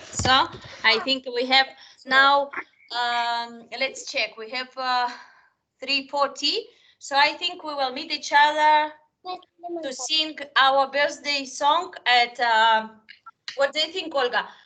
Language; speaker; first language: English; non-native, fluent; Spanish